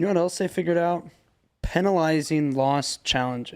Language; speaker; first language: English; native; English